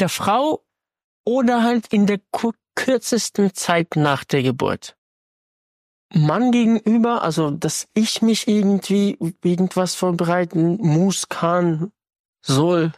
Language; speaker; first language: German; non-native, fluent; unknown